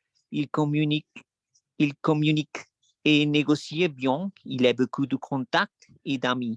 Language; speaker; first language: French; non-native, learner; Spanish